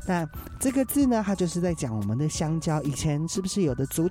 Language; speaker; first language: Chinese; non-native, local second language; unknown